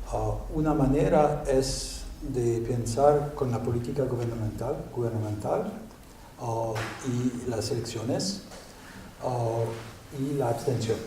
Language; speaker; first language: Spanish; non-native, learner; French